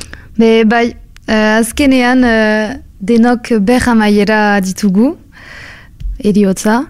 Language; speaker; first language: Basque; non-native, local second language; French